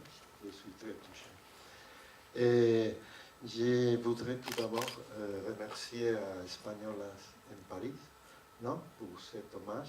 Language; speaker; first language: French; non-native, fluent; Spanish